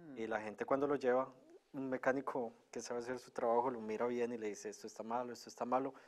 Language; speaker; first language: Spanish; native; Spanish